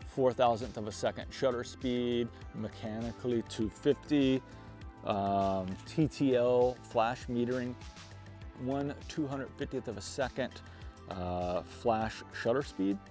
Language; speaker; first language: English; native; English